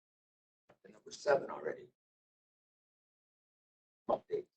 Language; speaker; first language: English; native; English